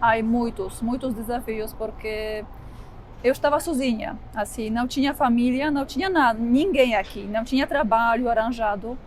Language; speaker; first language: Portuguese; non-native, fluent; Polish